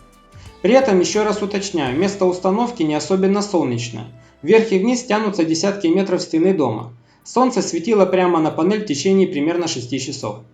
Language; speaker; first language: Russian; native; Russian